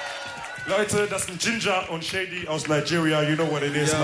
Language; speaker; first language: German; early bilingual, other home language; Wolof